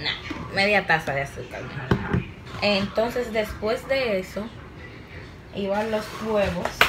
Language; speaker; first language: Spanish; native; Spanish